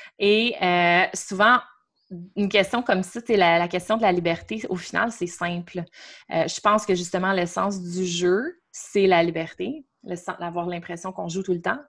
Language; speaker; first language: French; native; French